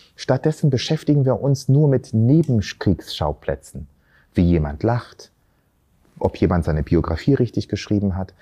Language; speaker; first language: German; early bilingual, other home language; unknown